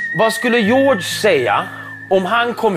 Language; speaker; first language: Swedish; native; Swedish